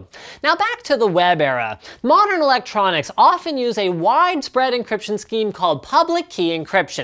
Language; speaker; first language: English; native; English